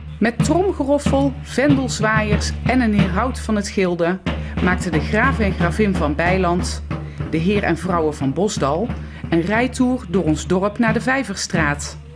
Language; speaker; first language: Dutch; native; Dutch